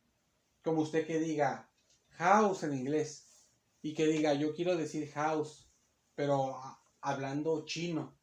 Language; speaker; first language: Spanish; native; Spanish